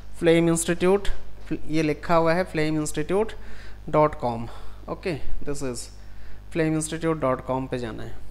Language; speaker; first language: Hindi; non-native, local second language; Punjabi